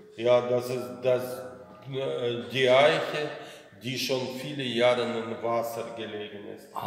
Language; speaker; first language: German; non-native, learner; Russian